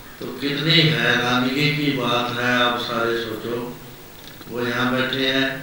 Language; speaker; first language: Hindi; non-native, local second language; Punjabi